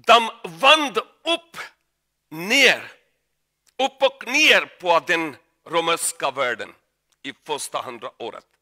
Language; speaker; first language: Swedish; non-native, learner; Urdu